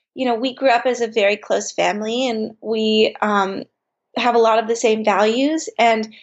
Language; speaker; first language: English; native; English